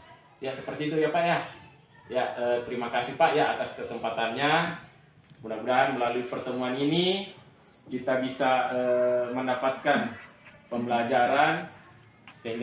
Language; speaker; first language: Indonesian; native; Indonesian